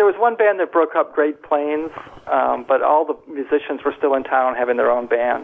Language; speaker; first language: English; native; English